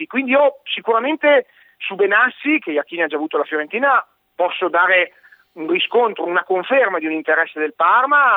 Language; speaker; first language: Italian; native; Italian